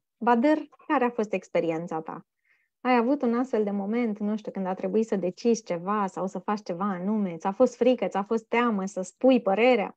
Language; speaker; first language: Romanian; native; Romanian